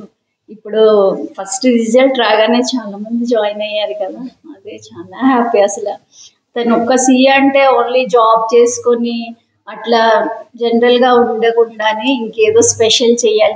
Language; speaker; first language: Telugu; native; Telugu